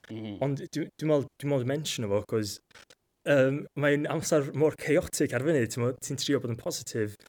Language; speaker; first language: Welsh; native; Welsh